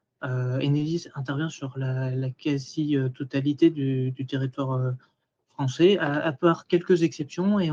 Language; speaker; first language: French; native; French